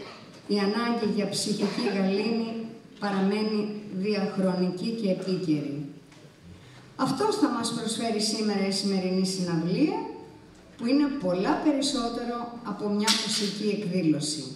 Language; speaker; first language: Greek; native; Greek